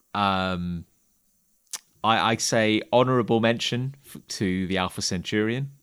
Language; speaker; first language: English; native; English